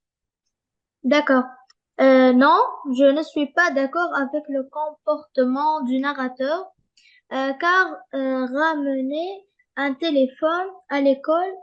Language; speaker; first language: French; non-native, learner; Arabic